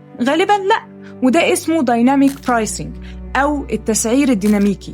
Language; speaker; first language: Arabic; native; Arabic